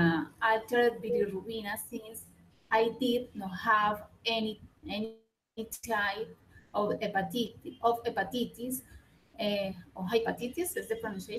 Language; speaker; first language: English; non-native, learner; Spanish